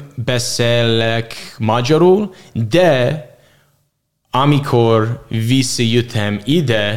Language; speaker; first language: Hungarian; non-native, learner; English